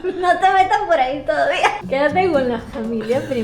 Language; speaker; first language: Spanish; early bilingual, heritage; Spanish